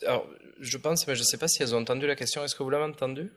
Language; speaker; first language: French; native; French